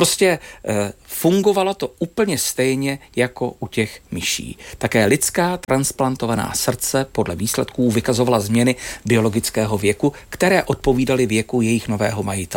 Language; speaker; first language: Czech; native; Czech